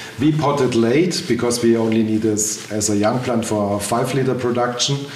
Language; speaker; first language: English; non-native, learner; German